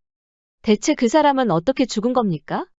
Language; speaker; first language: Korean; native; Korean